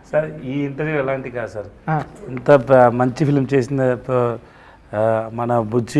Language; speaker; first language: Telugu; non-native, learner; Tamil